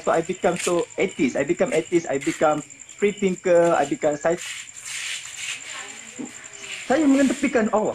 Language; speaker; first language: English; non-native, local second language; Malay